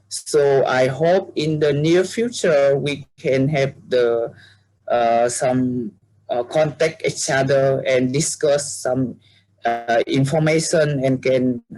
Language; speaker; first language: English; non-native, learner; Vietnamese